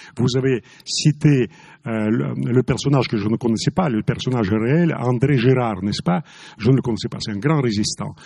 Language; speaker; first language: French; non-native, fluent; Russian